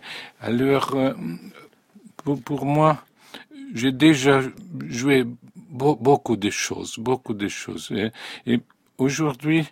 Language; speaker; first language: French; non-native, fluent; Hungarian